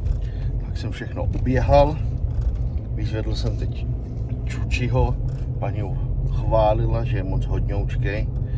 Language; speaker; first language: Czech; native; Czech